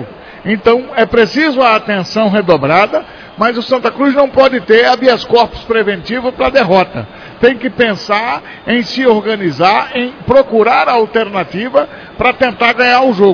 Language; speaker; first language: Portuguese; native; Portuguese